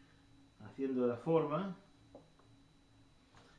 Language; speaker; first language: Spanish; non-native, learner; English